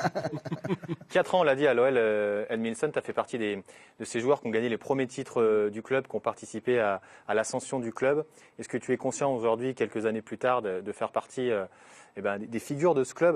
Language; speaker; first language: French; native; French